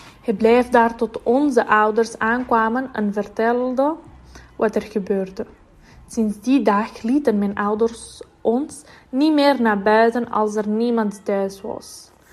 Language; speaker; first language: Dutch; non-native, learner; Ukrainian